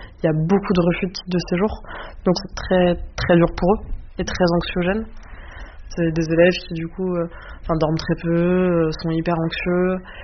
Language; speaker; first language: French; native; French